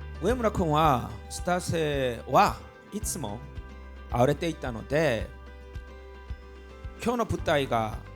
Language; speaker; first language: Japanese; non-native, learner; Korean